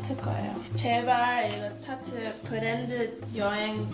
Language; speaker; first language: Korean; early bilingual, heritage; English